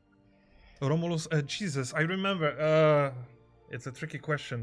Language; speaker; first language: English; non-native, fluent; Polish